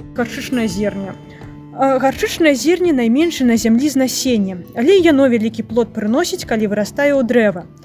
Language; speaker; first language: Belarusian; non-native, local second language; Russian